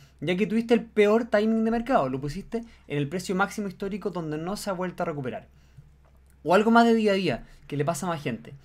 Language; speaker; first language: Spanish; native; Spanish